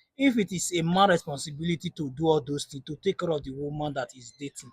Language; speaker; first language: Nigerian Pidgin; native; Nigerian Pidgin